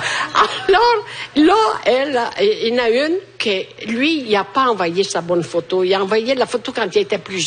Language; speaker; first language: French; native; French